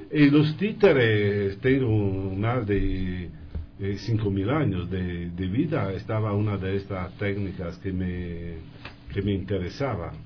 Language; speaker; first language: Spanish; non-native, fluent; Italian